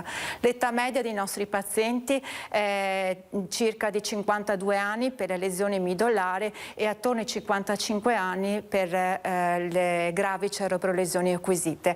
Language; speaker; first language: Italian; native; Italian